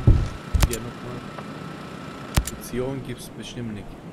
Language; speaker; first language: German; non-native, fluent; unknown